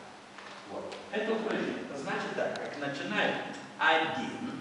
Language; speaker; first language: Russian; non-native, learner; Korean